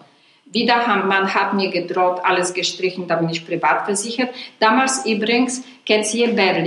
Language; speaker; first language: German; non-native, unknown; Polish